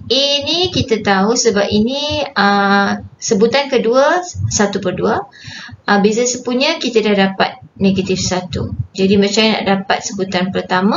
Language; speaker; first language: Malay; native; Malay